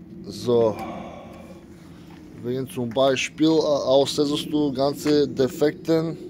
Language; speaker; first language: German; non-native, fluent; Bulgarian